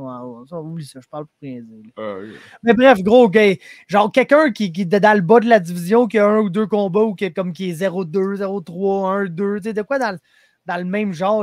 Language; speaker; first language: French; native; French